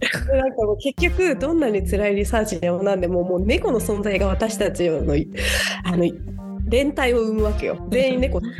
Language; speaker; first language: Japanese; native; Japanese